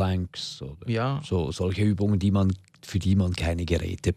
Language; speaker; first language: German; native; German